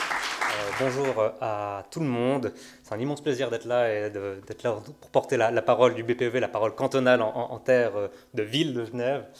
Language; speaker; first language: French; native; French